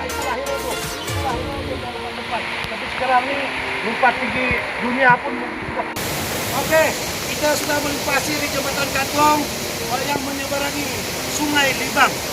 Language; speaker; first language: Malay; non-native, local second language; Central Dusun